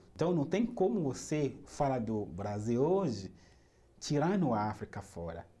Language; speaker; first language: Portuguese; non-native, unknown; Yoruba